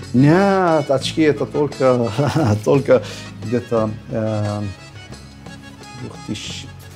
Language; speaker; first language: Russian; non-native, fluent; Arabic